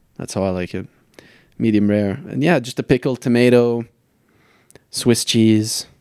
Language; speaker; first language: English; native; English